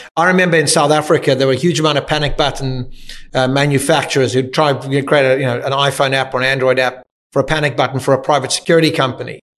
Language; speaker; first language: English; native; English